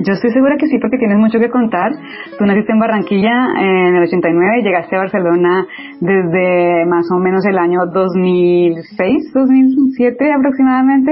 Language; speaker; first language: Spanish; native; Spanish